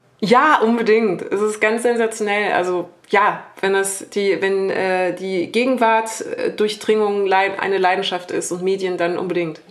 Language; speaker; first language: German; native; German